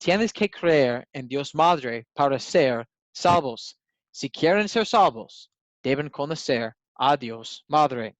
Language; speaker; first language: Spanish; non-native, learner; English